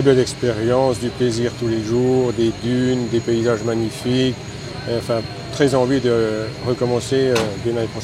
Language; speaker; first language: French; native; French